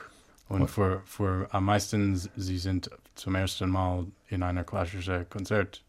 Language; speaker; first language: German; non-native, fluent; English